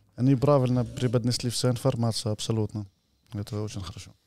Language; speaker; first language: Russian; non-native, fluent; Arabic